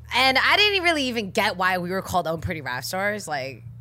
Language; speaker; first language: English; native; English